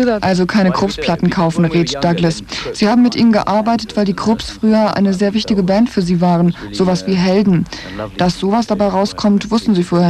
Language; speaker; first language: German; native; German